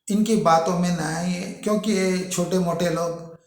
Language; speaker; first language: Hindi; non-native, local second language; Telugu